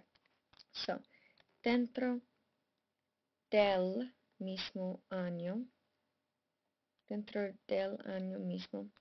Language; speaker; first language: Spanish; non-native, fluent; English